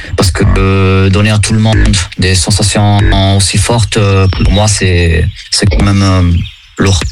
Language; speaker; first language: French; early bilingual, heritage; Italian